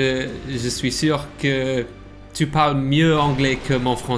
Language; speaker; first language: French; non-native, learner; English